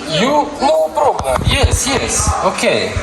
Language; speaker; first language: English; non-native, learner; Ukrainian